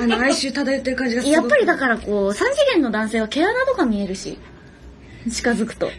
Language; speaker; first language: Japanese; native; Japanese